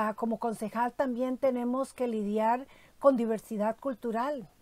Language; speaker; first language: Spanish; native; Spanish